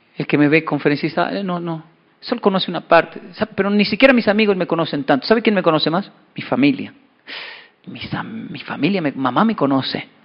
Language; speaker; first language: Spanish; native; Spanish